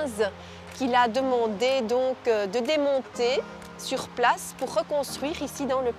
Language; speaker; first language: French; native; French